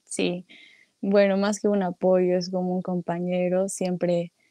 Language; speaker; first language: Spanish; native; Spanish